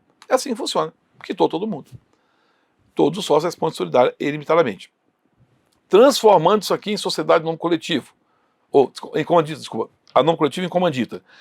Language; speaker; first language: Portuguese; native; Portuguese